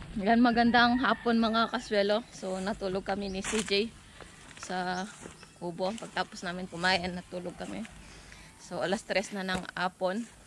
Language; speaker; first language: Filipino; native; Filipino